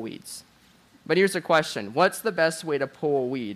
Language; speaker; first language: English; native; English